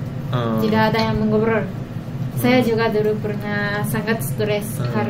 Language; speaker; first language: Indonesian; non-native, learner; Japanese